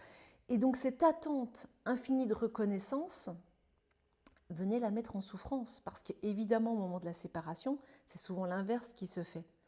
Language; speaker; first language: French; native; French